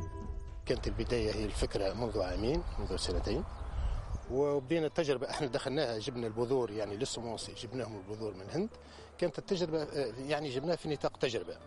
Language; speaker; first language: Arabic; native; Arabic